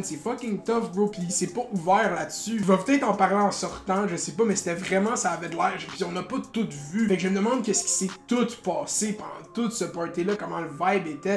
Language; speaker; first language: French; native; French